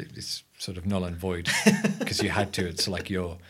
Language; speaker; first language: English; native; English